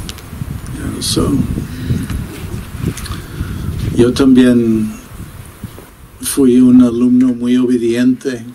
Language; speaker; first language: Spanish; non-native, fluent; English